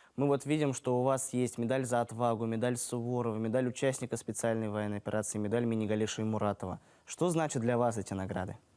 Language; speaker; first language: Russian; native; Russian